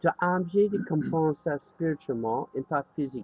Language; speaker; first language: French; non-native, learner; English